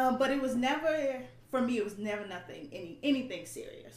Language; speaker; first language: English; native; English